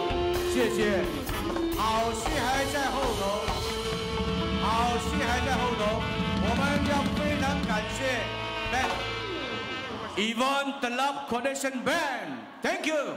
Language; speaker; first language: Chinese; early bilingual, heritage; Chinese